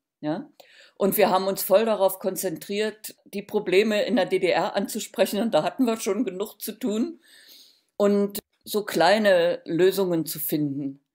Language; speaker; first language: German; native; German